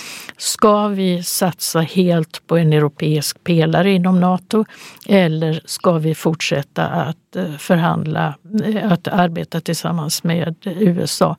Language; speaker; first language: Swedish; native; Swedish